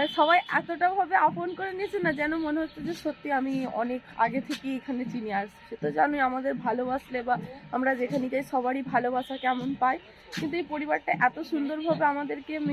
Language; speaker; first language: Bangla; native; Bangla